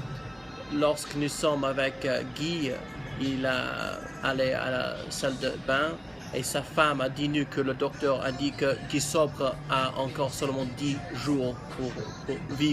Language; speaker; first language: French; non-native, learner; English